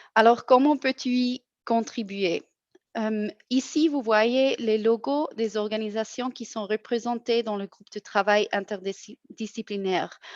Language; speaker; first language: French; non-native, local second language; German